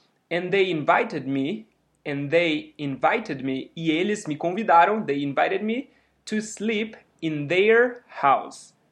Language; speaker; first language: English; non-native, fluent; Portuguese